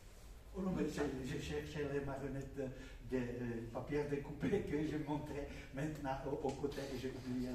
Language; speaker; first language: French; non-native, fluent; Czech